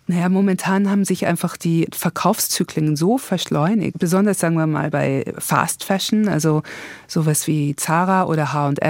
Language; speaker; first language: German; native; German